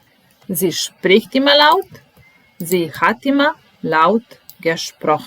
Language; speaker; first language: German; non-native, fluent; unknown